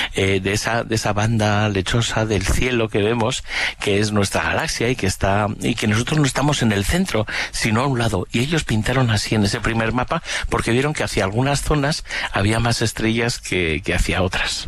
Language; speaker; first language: Spanish; native; Spanish